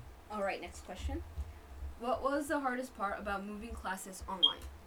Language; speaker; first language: English; early bilingual, other home language; Spanish